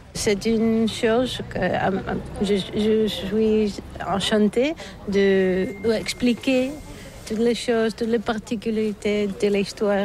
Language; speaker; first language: French; non-native, learner; Bulgarian